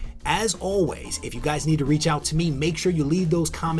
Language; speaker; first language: English; native; English